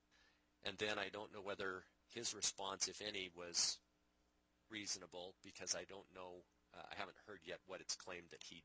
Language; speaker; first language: English; native; English